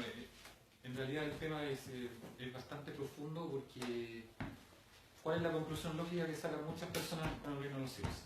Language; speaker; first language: Spanish; native; Spanish